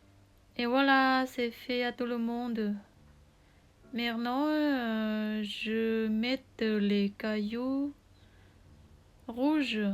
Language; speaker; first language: French; non-native, learner; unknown